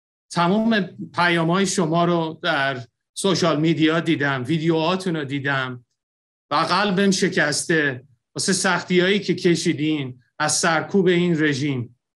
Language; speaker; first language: Persian; early bilingual, heritage; Persian